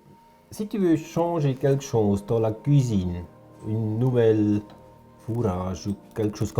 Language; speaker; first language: French; non-native, local second language; German